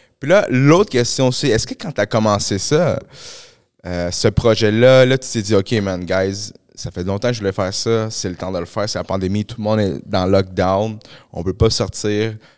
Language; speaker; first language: French; early bilingual, other home language; Spanish